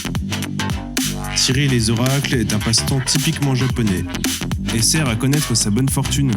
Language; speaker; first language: French; native; French